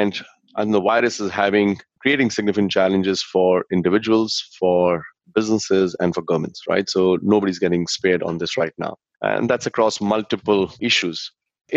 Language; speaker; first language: English; non-native, local second language; Hindi